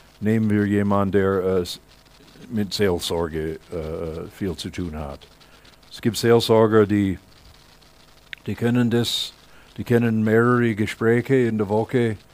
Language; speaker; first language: German; non-native, fluent; English